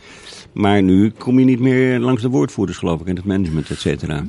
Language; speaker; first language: Dutch; native; Dutch